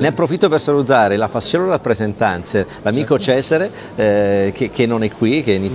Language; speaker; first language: Italian; native; Italian